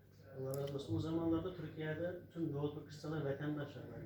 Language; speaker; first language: Turkish; non-native, learner; Uyghur